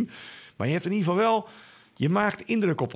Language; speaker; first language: Dutch; native; Dutch